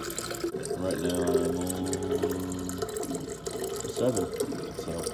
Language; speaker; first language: English; native; English